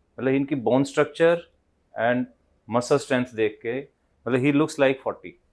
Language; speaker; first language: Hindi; native; Hindi